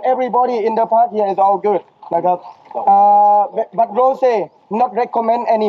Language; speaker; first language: English; non-native, learner; Thai